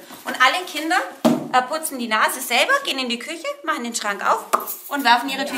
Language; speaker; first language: German; native; German